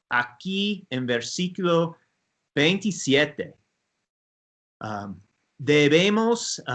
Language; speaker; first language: Spanish; non-native, learner; English